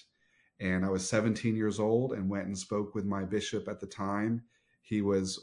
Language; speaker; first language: English; native; English